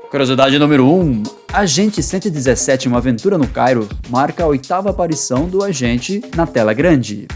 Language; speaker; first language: Portuguese; native; Portuguese